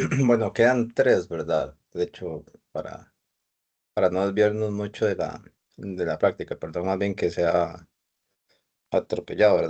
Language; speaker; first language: Spanish; native; Spanish